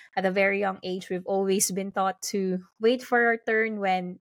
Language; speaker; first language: English; non-native, local second language; Filipino